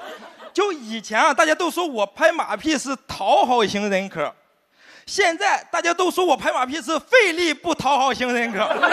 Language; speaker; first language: Chinese; native; Chinese